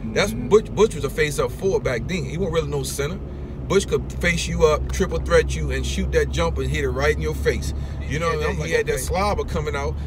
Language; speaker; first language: English; native; English